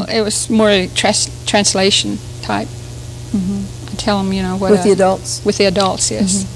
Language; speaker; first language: English; early bilingual, other home language; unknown